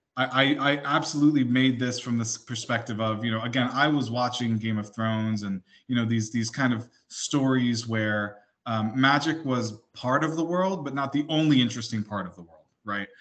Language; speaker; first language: English; native; English